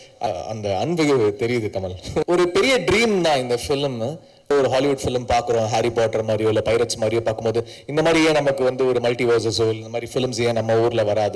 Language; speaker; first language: Tamil; native; Tamil